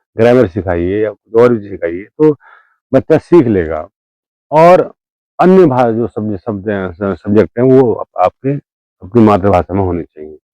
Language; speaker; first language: Hindi; native; Hindi